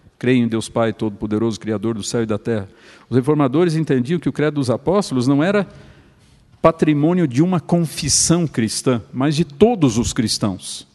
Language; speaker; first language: Portuguese; native; Portuguese